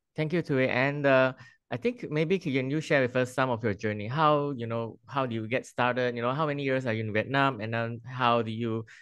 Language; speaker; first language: English; non-native, local second language; Chinese